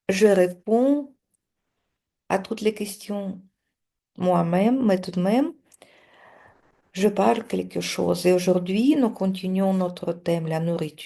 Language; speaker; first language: French; non-native, fluent; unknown